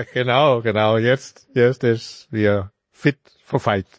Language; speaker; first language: German; non-native, fluent; Danish